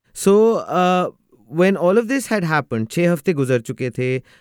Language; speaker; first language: English; non-native, local second language; Hindi